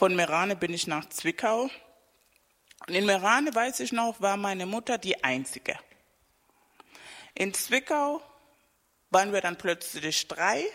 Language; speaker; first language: German; non-native, fluent; Spanish